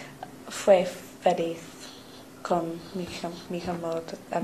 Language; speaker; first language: Spanish; non-native, learner; English